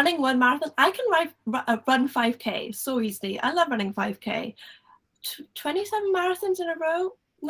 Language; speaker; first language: English; native; English